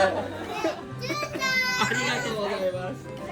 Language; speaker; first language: Japanese; non-native, fluent; Filipino